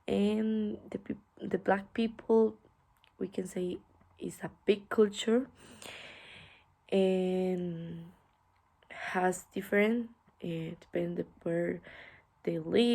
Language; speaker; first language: English; non-native, learner; Spanish